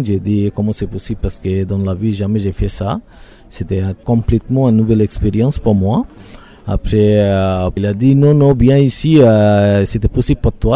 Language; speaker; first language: French; non-native, learner; Bangla